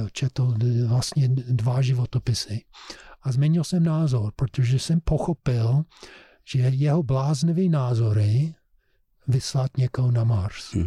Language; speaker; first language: Czech; non-native, fluent; English